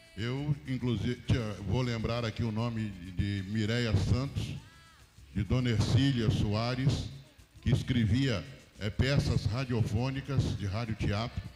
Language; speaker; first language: Portuguese; native; Portuguese